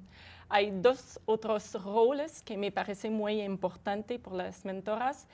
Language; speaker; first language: Spanish; non-native, fluent; French